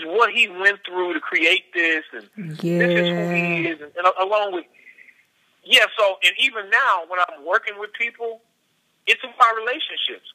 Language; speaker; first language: English; native; English